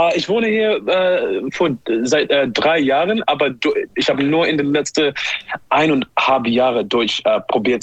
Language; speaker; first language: German; non-native, learner; English